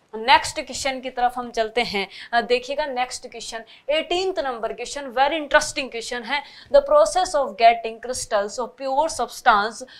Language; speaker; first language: Hindi; native; Hindi